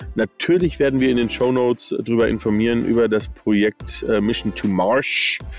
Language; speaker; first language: German; early bilingual, other home language; English